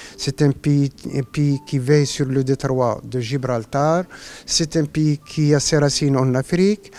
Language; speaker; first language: French; non-native, local second language; Arabic